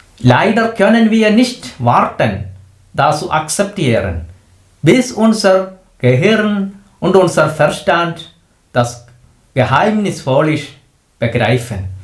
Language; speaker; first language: German; non-native, fluent; Malayalam